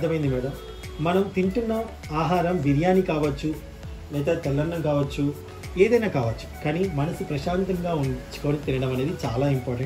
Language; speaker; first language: Telugu; native; Telugu